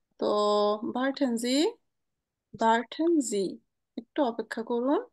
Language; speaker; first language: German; non-native, fluent; Bangla